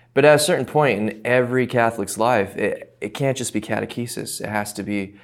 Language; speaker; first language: English; early bilingual, other home language; Korean